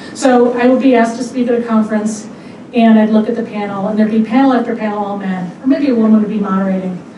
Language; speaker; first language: English; native; English